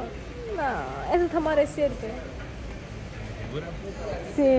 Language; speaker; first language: Spanish; non-native, learner; Japanese